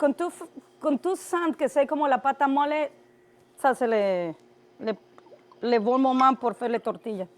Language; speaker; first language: French; non-native, learner; Spanish